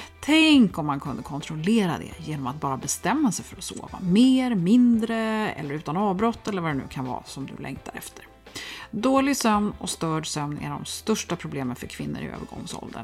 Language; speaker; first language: Swedish; native; Swedish